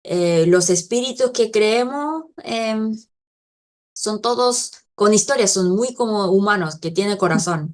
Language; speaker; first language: Spanish; non-native, fluent; Korean